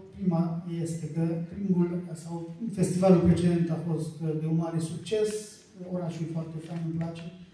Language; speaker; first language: Romanian; non-native, local second language; Hungarian